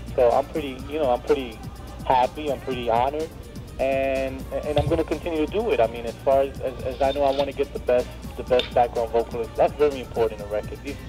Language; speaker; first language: English; native; English